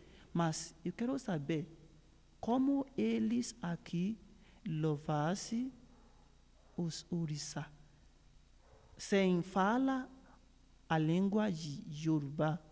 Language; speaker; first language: Portuguese; non-native, learner; Yoruba